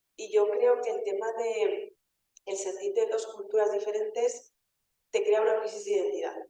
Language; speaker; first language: Spanish; early bilingual, other home language; Wolof